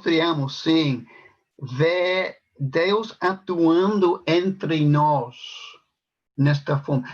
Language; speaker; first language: Portuguese; non-native, fluent; English